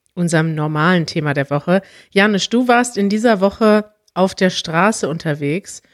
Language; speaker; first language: German; native; German